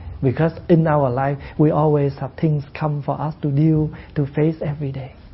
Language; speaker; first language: English; non-native, fluent; Vietnamese